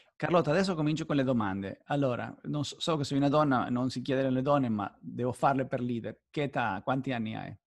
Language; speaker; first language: Italian; non-native, fluent; Spanish